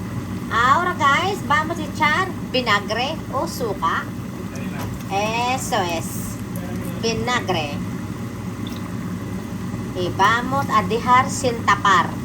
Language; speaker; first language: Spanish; non-native, fluent; Filipino